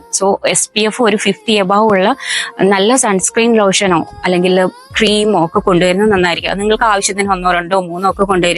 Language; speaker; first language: Malayalam; native; Malayalam